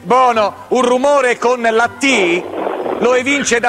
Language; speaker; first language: Italian; native; Italian